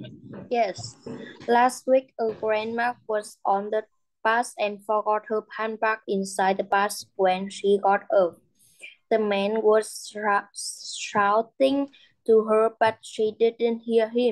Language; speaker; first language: English; non-native, learner; Vietnamese